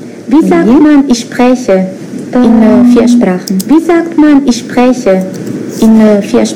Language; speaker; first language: German; non-native, fluent; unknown